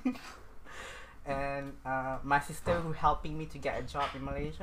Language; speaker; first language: English; non-native, local second language; Malay